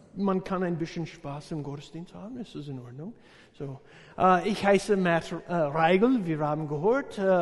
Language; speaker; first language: German; non-native, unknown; English